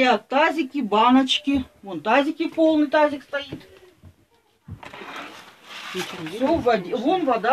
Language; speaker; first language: Russian; native; Russian